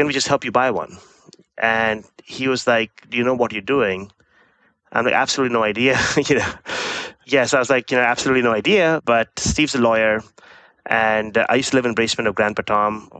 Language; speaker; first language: English; non-native, local second language; Hindi